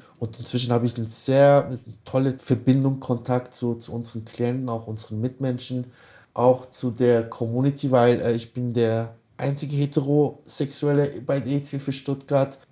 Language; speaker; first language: German; early bilingual, other home language; Kurdish